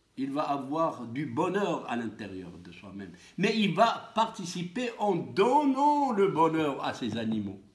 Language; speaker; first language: French; non-native, local second language; Arabic